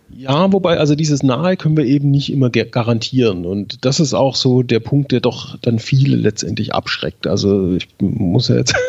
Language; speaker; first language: German; native; German